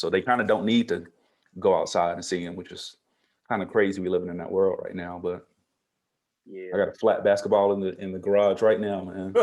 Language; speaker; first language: English; native; English